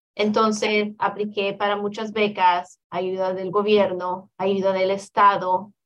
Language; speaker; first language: Spanish; native; Spanish